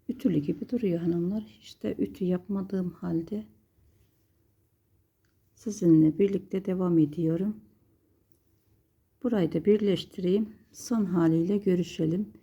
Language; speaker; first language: Turkish; native; Turkish